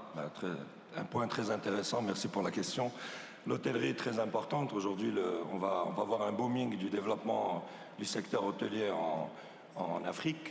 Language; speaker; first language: French; non-native, local second language; Arabic